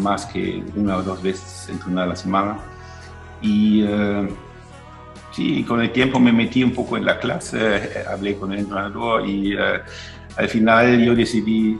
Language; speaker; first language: Spanish; non-native, fluent; German